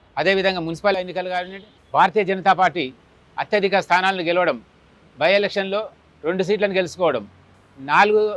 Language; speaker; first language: Telugu; native; Telugu